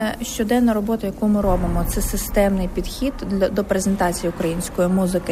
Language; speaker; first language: Ukrainian; native; Ukrainian